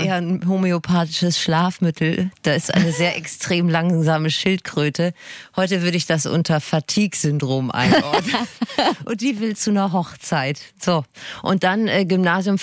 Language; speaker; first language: German; native; German